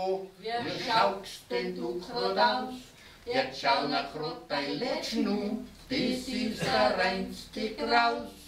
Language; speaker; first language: German; native; German